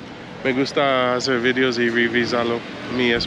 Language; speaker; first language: Spanish; non-native, learner; English